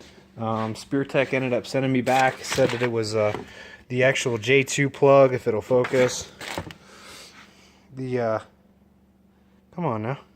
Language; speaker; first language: English; native; English